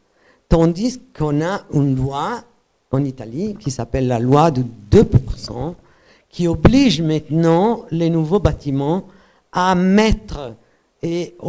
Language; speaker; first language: French; non-native, fluent; Italian